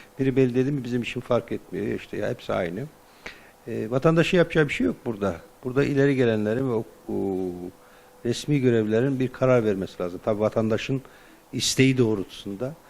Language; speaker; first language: Turkish; native; Turkish